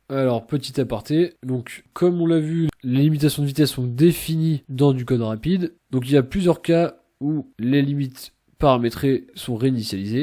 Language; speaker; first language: French; native; French